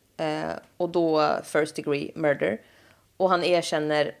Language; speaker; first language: Swedish; native; Swedish